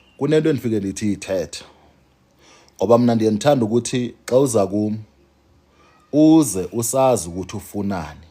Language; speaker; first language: Zulu; non-native, local second language; Xhosa